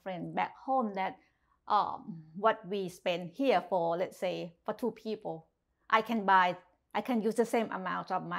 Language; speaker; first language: English; non-native, fluent; Thai